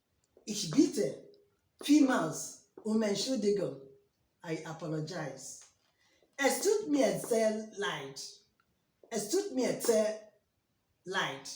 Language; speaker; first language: German; non-native, learner; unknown